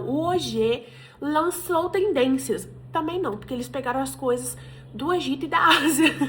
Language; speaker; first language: Portuguese; native; Portuguese